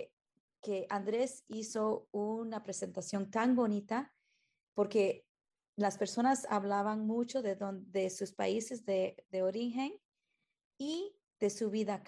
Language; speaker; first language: Spanish; early bilingual, heritage; Spanish